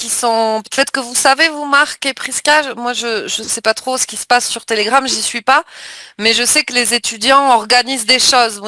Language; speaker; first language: French; native; French